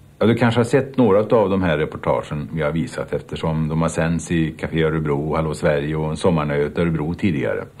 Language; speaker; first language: Swedish; native; Swedish